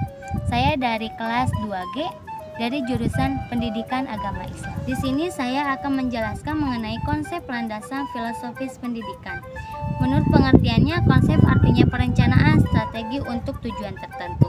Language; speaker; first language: Indonesian; native; Indonesian